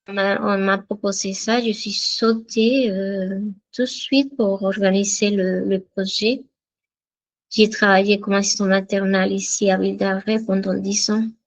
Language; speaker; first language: French; non-native, fluent; Spanish